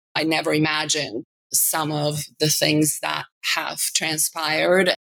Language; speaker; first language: English; non-native, fluent; Bulgarian